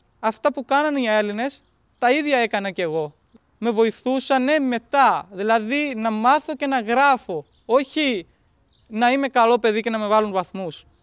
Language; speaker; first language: Greek; non-native, fluent; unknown